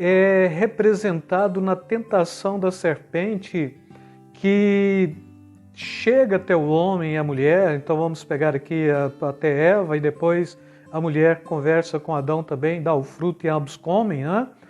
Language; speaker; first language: Portuguese; native; Portuguese